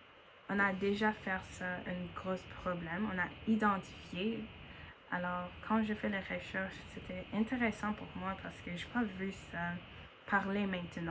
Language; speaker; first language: French; non-native, learner; English